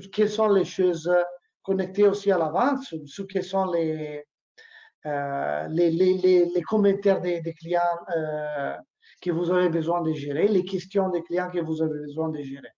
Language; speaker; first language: French; non-native, learner; Italian